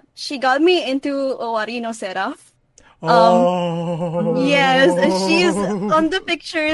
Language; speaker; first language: English; non-native, local second language; Filipino